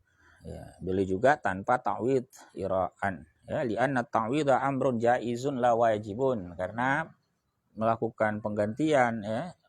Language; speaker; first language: Indonesian; native; Indonesian